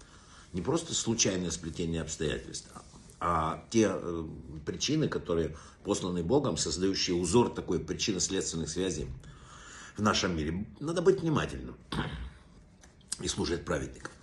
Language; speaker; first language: Russian; native; Russian